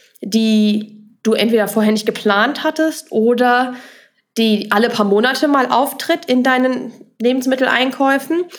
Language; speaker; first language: German; native; German